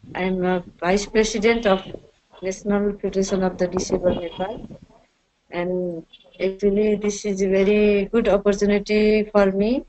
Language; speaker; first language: English; non-native, learner; Nepali